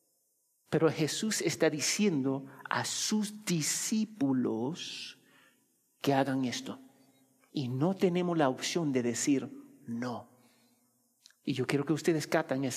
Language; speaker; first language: Spanish; early bilingual, heritage; Spanish